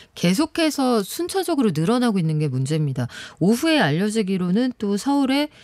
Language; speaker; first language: Korean; native; Korean